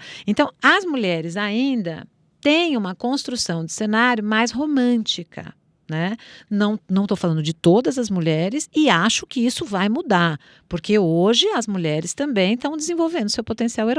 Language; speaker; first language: Portuguese; native; Portuguese